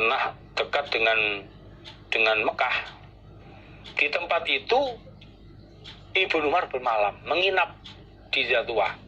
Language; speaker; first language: Indonesian; non-native, local second language; Javanese